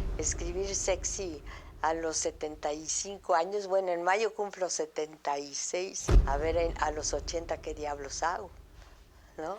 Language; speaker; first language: Spanish; early bilingual, other home language; French